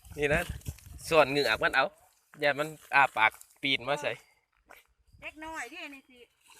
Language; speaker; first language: Thai; native; Thai